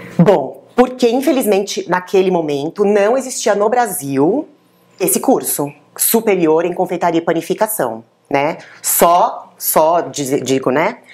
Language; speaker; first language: Portuguese; native; Portuguese